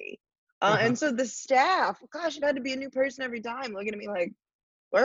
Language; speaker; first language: English; native; English